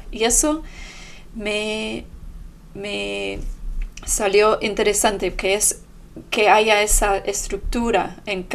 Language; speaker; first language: Spanish; non-native, fluent; English